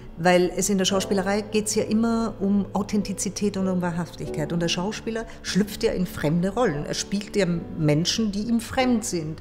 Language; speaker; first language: German; early bilingual, other home language; Persian